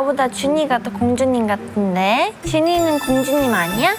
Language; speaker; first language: Korean; native; Korean